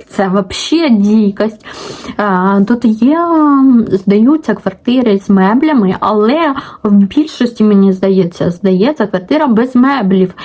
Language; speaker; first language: Ukrainian; non-native, local second language; Russian